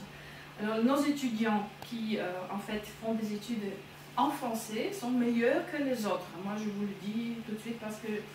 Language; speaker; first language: French; non-native, fluent; Bulgarian